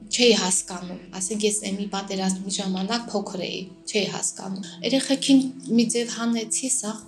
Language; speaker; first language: Armenian; native; Armenian